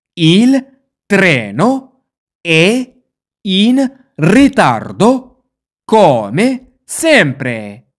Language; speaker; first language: Italian; non-native, fluent; Arabic